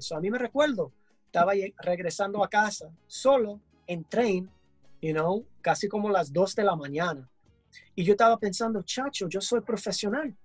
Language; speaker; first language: Spanish; early bilingual, heritage; English